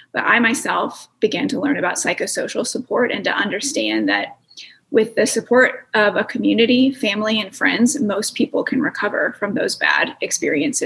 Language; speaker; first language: English; native; English